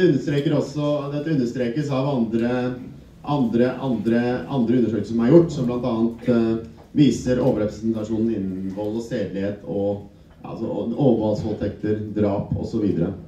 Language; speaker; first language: Norwegian; native; Norwegian